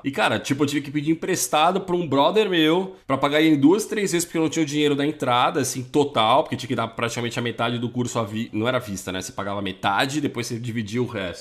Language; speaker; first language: Portuguese; native; Portuguese